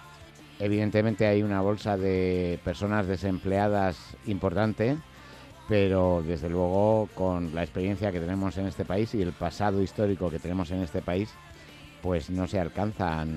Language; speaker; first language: Spanish; native; Spanish